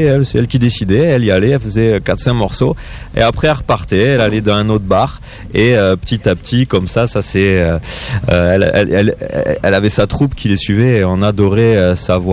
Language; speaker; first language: French; native; French